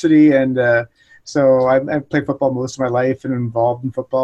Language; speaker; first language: English; native; English